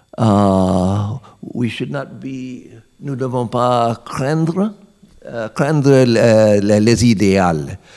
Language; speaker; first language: French; non-native, learner; English